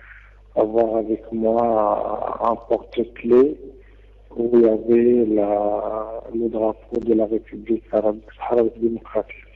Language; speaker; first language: French; non-native, local second language; Arabic